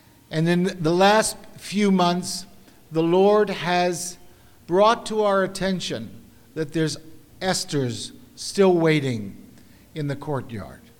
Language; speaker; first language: English; early bilingual, other home language; Spanish